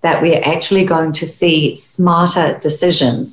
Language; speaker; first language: English; native; English